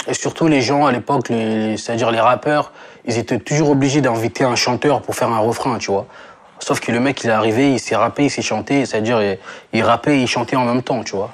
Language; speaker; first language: French; non-native, local second language; Lingala